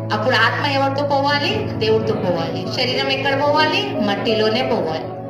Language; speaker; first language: Telugu; non-native, local second language; Hindi